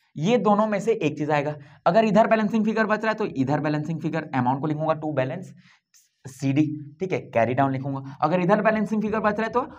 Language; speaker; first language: Hindi; native; Hindi